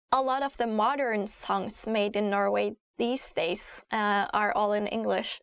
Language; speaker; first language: English; non-native, fluent; Norwegian